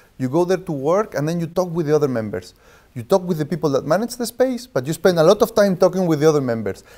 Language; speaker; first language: English; non-native, fluent; Spanish